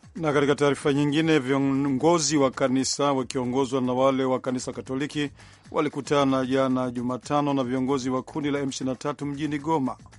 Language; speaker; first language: Swahili; non-native, local second language; Rundi